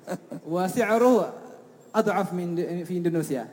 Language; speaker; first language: Arabic; non-native, learner; Indonesian